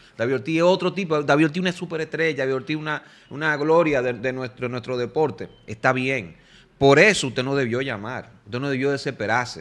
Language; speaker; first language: Spanish; native; Spanish